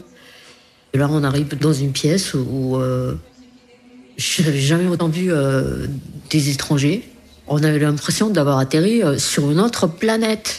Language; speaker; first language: French; early bilingual, other home language; Korean